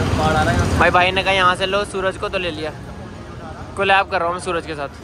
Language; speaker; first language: Hindi; native; Hindi